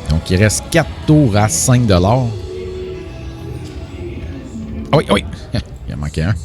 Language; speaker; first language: French; native; French